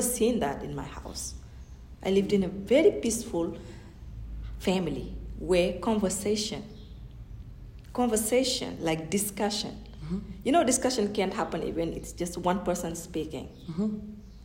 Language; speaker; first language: English; non-native, fluent; Fula